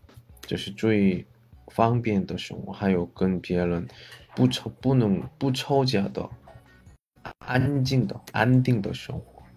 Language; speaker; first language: Chinese; non-native, learner; Korean